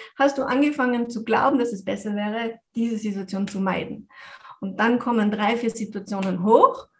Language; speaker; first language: German; non-native, fluent; French